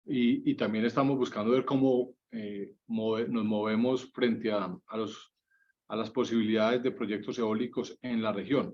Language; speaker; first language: Spanish; native; Spanish